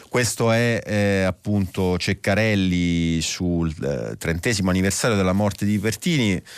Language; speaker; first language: Italian; native; Italian